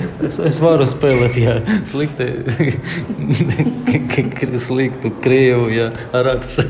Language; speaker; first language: Latvian; non-native, learner; Russian